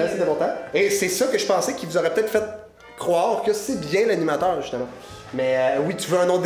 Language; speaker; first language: French; native; French